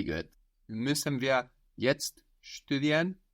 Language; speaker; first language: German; non-native, fluent; English